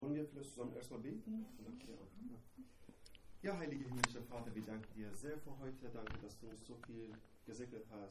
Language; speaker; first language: German; non-native, learner; Persian